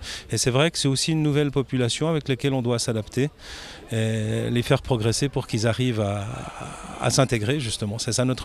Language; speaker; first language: French; native; French